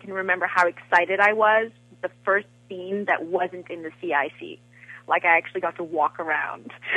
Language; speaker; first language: English; native; English